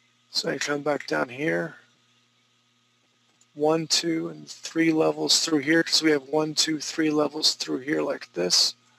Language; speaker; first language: English; native; English